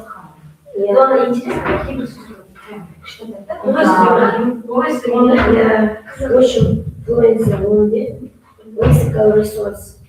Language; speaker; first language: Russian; non-native, local second language; Kazakh